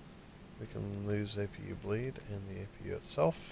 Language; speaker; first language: English; native; English